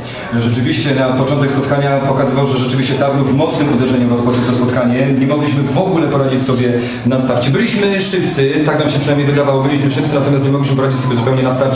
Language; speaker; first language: Polish; native; Polish